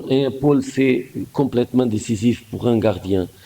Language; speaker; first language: French; non-native, fluent; Portuguese